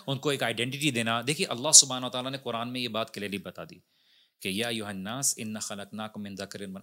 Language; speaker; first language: Urdu; native; Urdu